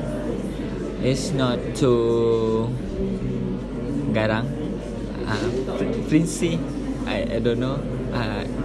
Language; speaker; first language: English; non-native, local second language; Malay